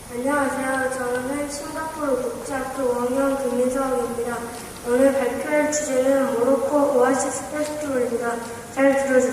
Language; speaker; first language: Korean; early bilingual, heritage; Korean